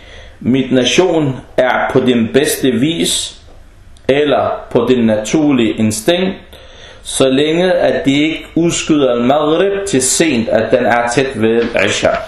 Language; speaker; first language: Danish; non-native, fluent; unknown